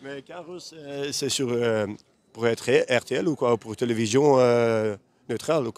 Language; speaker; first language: French; non-native, local second language; Dutch